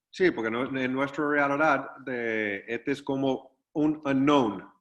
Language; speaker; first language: Spanish; non-native, fluent; English